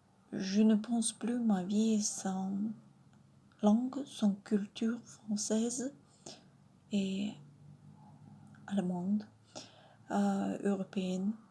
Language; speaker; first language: French; non-native, fluent; Russian